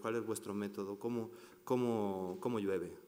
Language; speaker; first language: Spanish; native; Spanish